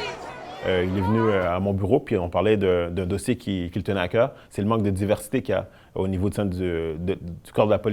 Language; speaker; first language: French; native; French